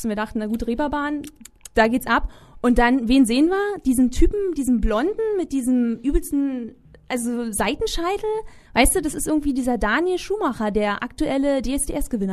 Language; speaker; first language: German; native; German